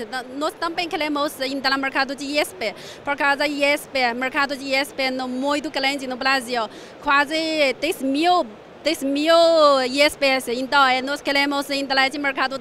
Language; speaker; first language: Portuguese; non-native, learner; Chinese